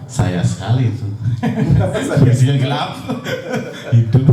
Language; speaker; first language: Indonesian; native; Indonesian